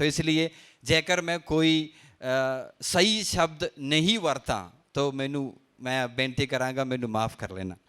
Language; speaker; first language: Punjabi; non-native, fluent; Malayalam